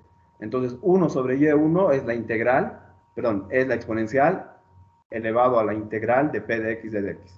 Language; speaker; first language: Spanish; native; Spanish